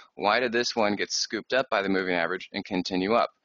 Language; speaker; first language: English; native; English